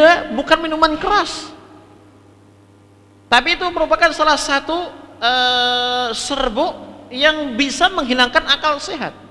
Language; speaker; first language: Indonesian; native; Indonesian